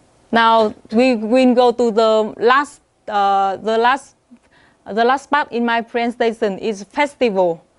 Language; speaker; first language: English; non-native, learner; Vietnamese